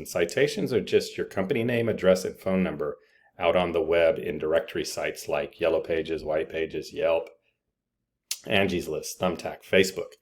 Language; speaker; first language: English; native; English